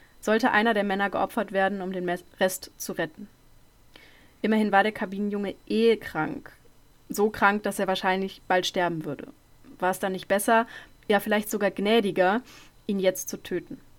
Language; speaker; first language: German; native; German